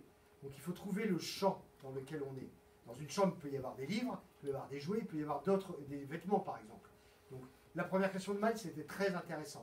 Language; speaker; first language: French; native; French